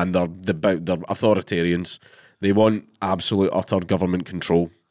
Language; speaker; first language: English; native; English